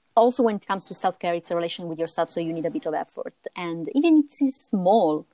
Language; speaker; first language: English; non-native, fluent; Italian